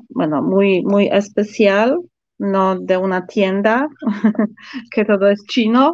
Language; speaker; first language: Spanish; non-native, fluent; Polish